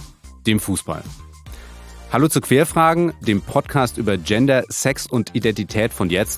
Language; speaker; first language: German; native; German